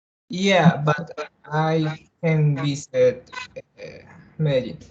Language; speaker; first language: English; non-native, learner; Spanish